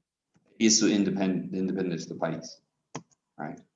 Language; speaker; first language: Portuguese; non-native, fluent; English